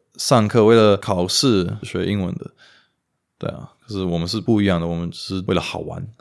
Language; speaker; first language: Chinese; non-native, fluent; Romanian